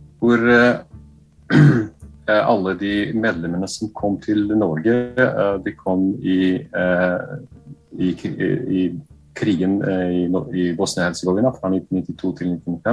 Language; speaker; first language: Norwegian; non-native, fluent; Bosnian